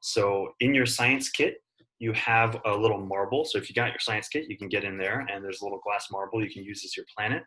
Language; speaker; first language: English; native; English